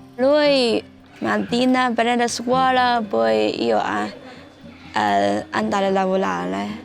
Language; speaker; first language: Italian; non-native, learner; Chinese